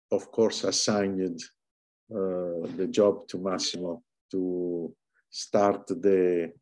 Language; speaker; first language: English; non-native, fluent; Italian